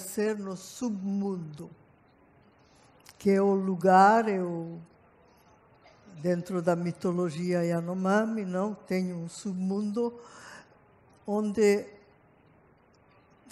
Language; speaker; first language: Portuguese; non-native, fluent; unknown